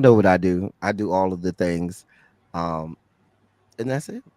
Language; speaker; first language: English; native; English